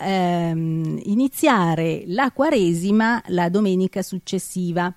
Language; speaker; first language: Italian; native; Italian